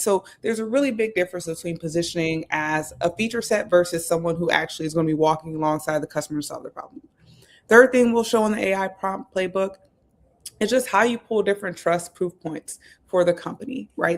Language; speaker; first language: English; native; English